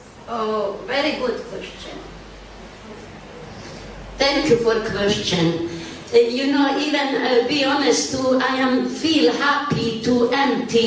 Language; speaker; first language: English; non-native, learner; Bosnian